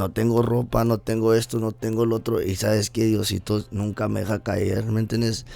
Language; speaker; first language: Spanish; early bilingual, heritage; Spanish